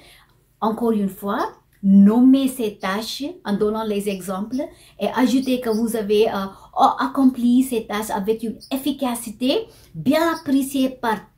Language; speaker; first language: French; non-native, fluent; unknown